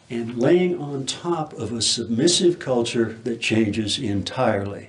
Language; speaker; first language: English; native; English